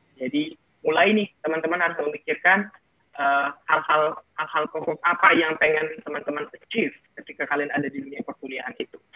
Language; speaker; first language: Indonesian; non-native, local second language; Batak Toba